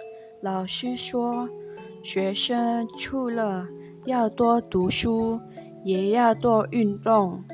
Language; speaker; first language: Chinese; non-native, local second language; Malay